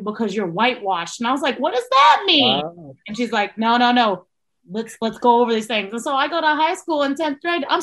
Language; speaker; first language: English; native; English